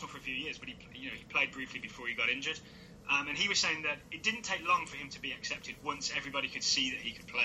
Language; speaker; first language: English; native; English